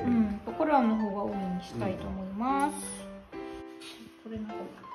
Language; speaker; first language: Japanese; non-native, learner; German